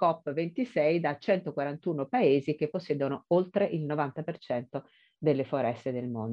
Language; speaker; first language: Italian; native; Italian